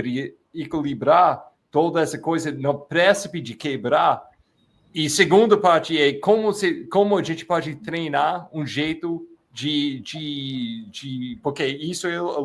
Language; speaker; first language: Portuguese; non-native, fluent; English